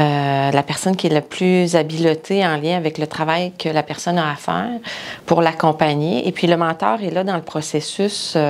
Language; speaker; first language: French; native; French